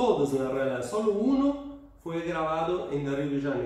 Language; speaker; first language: Spanish; non-native, fluent; Portuguese